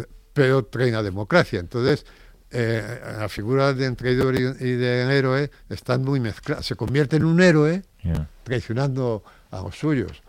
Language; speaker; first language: Spanish; native; Spanish